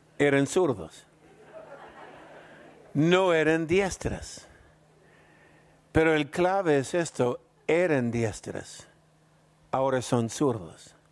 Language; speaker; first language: Spanish; non-native, fluent; English